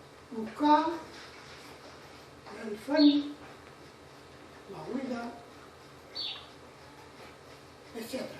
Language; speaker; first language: Spanish; non-native, local second language; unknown